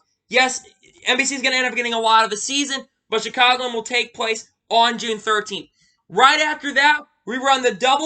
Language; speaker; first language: English; native; English